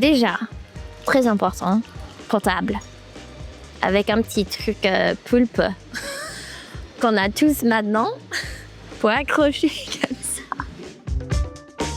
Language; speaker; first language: French; early bilingual, heritage; French